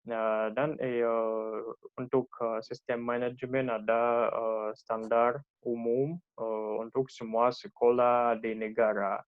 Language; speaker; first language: Indonesian; non-native, fluent; Russian